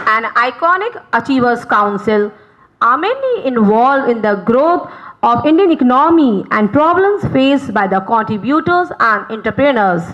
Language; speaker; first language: English; non-native, local second language; Hindi